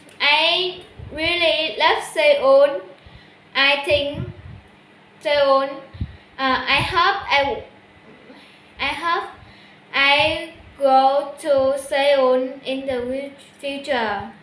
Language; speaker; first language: English; non-native, learner; Vietnamese